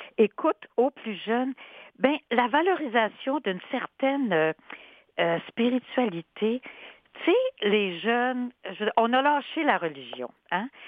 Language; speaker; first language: French; native; French